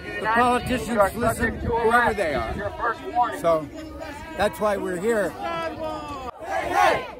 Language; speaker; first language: English; native; English